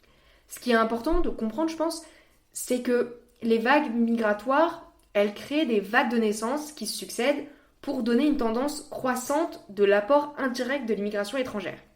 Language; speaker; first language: French; native; French